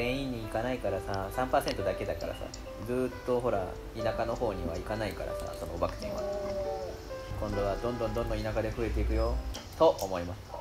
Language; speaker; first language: Japanese; native; Japanese